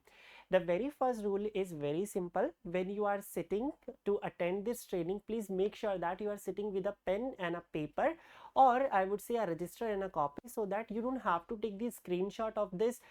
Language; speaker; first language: English; non-native, local second language; Hindi